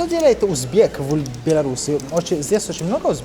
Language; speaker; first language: Russian; non-native, learner; English